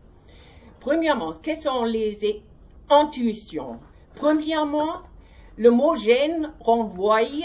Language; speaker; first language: French; non-native, learner; German